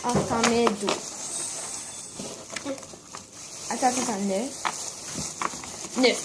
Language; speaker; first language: French; native; French